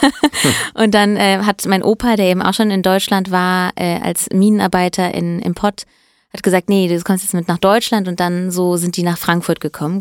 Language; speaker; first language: German; early bilingual, other home language; Italian